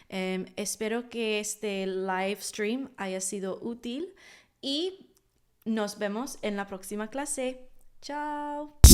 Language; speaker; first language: Spanish; non-native, fluent; English